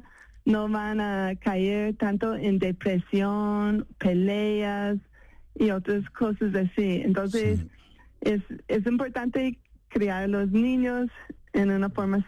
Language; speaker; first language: Spanish; non-native, fluent; English